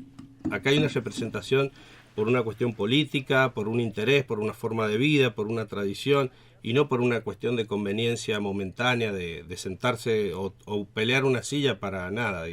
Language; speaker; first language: Spanish; native; Spanish